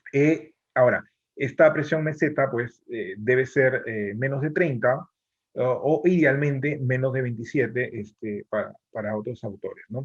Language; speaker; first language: Spanish; native; Spanish